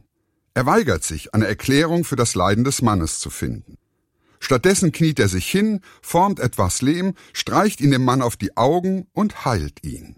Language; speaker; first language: German; native; German